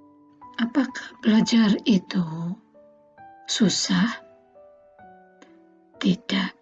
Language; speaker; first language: Indonesian; native; Indonesian